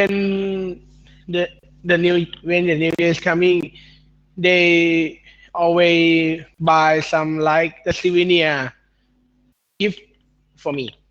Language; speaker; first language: English; non-native, learner; Thai